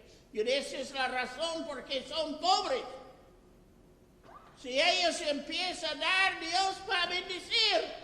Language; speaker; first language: Spanish; non-native, fluent; English